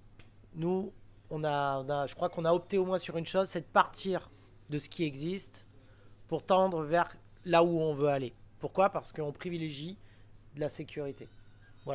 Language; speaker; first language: French; native; French